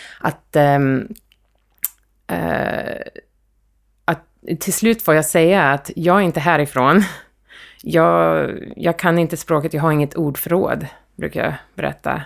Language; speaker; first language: Swedish; early bilingual, heritage; Swedish